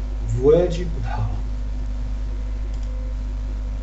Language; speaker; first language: German; non-native, fluent; Arabic